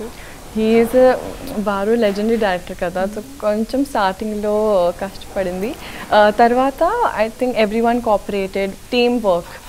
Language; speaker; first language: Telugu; non-native, local second language; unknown